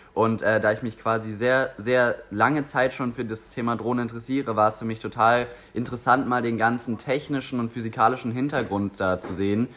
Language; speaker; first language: German; native; German